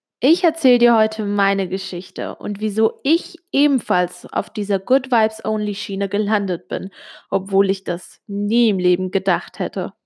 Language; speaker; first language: German; early bilingual, other home language; Italian